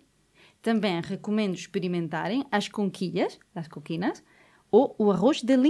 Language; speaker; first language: Portuguese; native; Portuguese